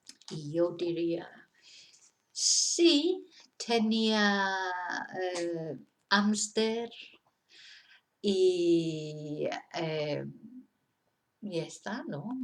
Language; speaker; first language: Spanish; non-native, fluent; English